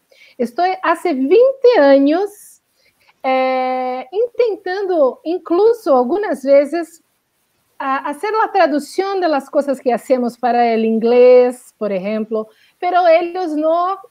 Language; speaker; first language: Spanish; non-native, learner; Portuguese